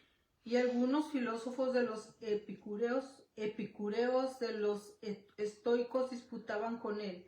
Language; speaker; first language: Spanish; native; Spanish